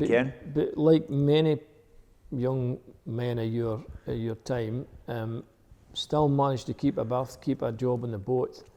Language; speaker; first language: English; native; English